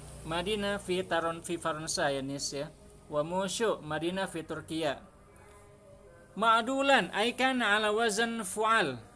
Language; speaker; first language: Arabic; non-native, fluent; Indonesian